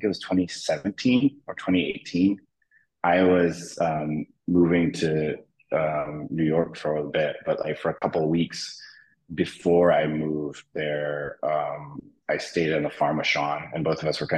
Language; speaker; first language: English; native; English